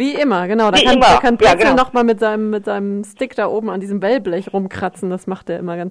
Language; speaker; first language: German; native; German